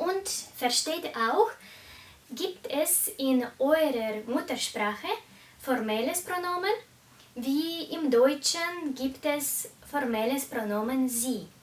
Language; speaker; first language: German; non-native, fluent; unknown